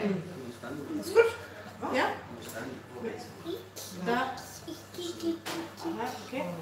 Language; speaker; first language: Dutch; non-native, learner; French